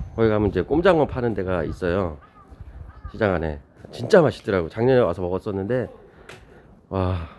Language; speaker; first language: Korean; native; Korean